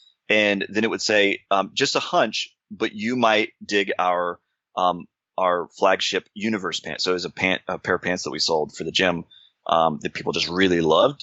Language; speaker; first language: English; native; English